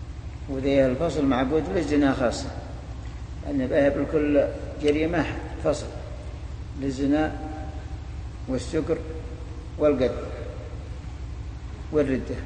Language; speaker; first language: Arabic; native; Arabic